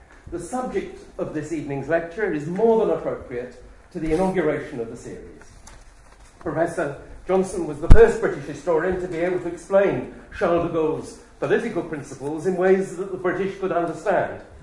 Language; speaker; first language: English; native; English